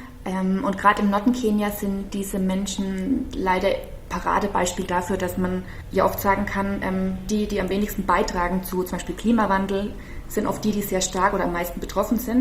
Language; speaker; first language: German; native; German